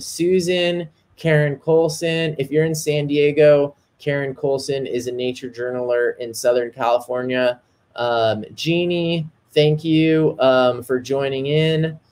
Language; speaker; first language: English; native; English